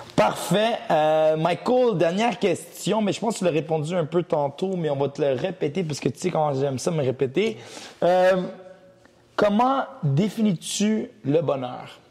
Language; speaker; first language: French; early bilingual, other home language; Portuguese